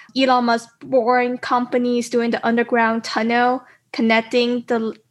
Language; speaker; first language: English; native; English